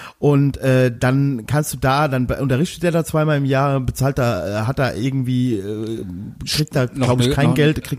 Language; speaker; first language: German; native; German